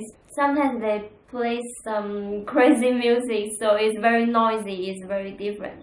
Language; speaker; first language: English; non-native, learner; Chinese